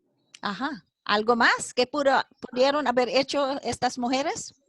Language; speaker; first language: Spanish; non-native, fluent; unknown